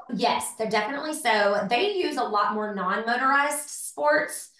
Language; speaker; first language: English; native; English